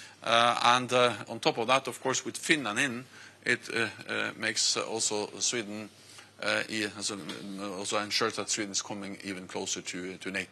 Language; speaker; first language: English; non-native, fluent; Norwegian